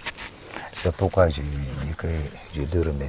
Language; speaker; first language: French; non-native, learner; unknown